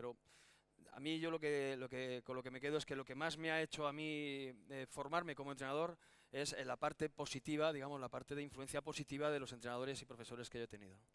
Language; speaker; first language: Spanish; native; Spanish